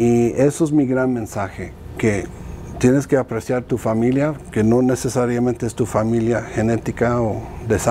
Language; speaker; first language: Spanish; early bilingual, heritage; Spanish